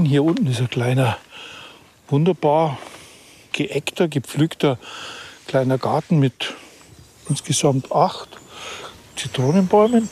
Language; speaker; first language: German; native; German